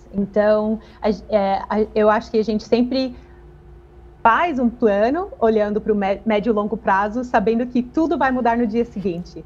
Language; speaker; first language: Portuguese; non-native, fluent; English